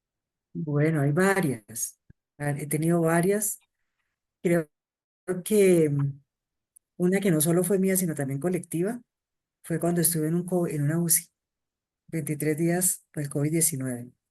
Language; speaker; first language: Spanish; native; Spanish